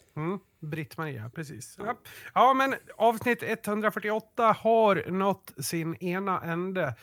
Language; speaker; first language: Swedish; native; Swedish